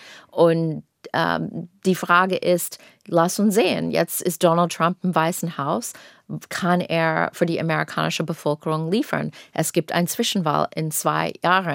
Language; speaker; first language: German; non-native, fluent; English